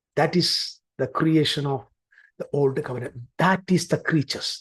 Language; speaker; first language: English; non-native, local second language; Malayalam